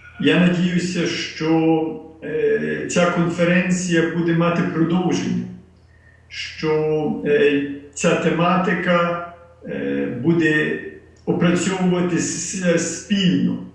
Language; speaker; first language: Ukrainian; early bilingual, heritage; Ukrainian